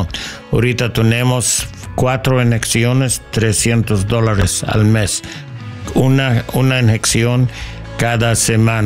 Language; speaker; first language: Spanish; non-native, learner; English